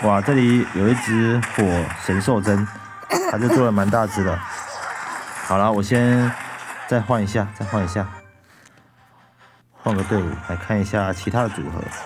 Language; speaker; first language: Chinese; native; Chinese